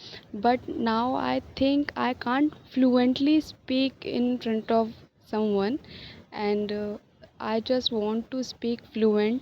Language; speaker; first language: English; non-native, learner; Hindi